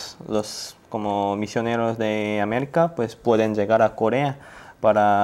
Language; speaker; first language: Spanish; non-native, learner; Korean